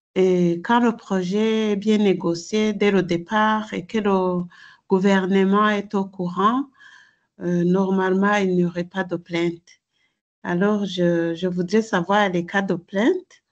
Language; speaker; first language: French; non-native, local second language; Rundi